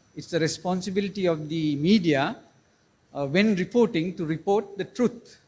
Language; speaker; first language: English; non-native, local second language; Sinhala